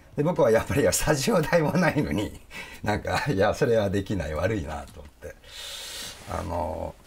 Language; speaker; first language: Japanese; early bilingual, heritage; Danish